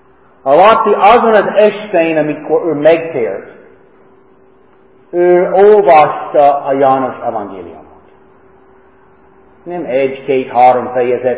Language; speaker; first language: Hungarian; non-native, fluent; English